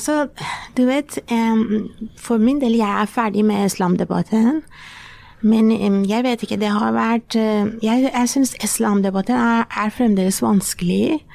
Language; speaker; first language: Norwegian; non-native, fluent; Persian